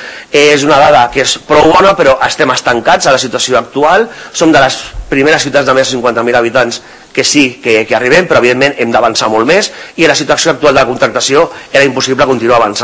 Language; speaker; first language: Catalan; native; Catalan